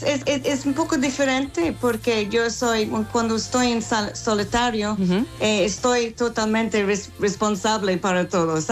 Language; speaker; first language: Spanish; non-native, fluent; English